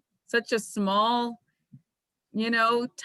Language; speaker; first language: English; native; English